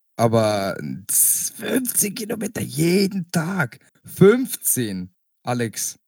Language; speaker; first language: German; native; German